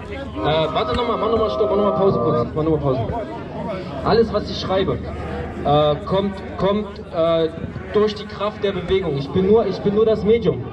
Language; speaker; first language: German; native; German